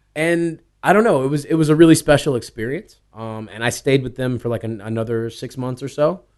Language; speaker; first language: English; native; English